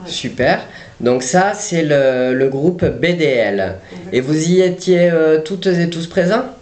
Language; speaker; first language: French; native; French